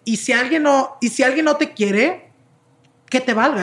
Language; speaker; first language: Spanish; early bilingual, heritage; Spanish